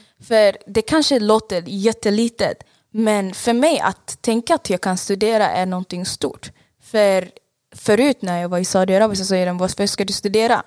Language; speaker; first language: Swedish; non-native, fluent; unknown